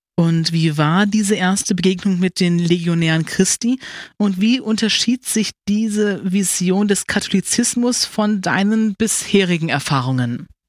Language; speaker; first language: German; native; German